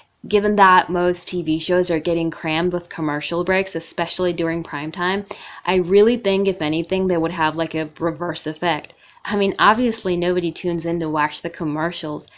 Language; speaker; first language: English; non-native, fluent; Persian